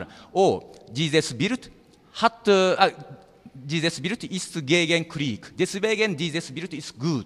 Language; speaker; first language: German; non-native, learner; Japanese